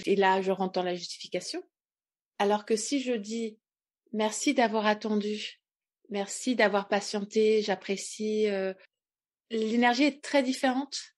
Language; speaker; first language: French; native; French